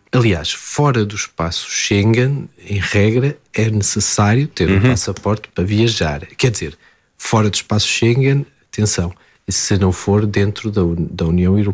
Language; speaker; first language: Portuguese; native; Portuguese